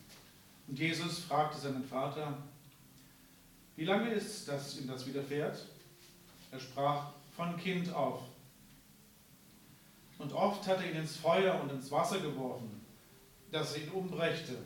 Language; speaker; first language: German; native; German